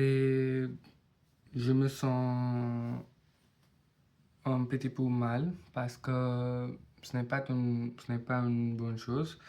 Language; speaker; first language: French; non-native, learner; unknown